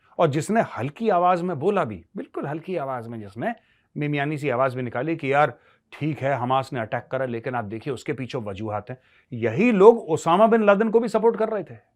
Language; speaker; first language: Hindi; native; Hindi